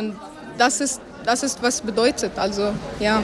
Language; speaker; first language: German; non-native, fluent; Arabic